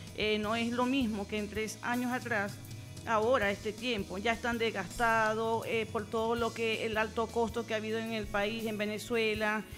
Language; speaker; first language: Spanish; native; Spanish